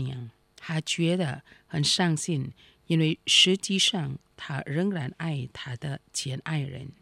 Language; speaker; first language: Chinese; non-native, fluent; Indonesian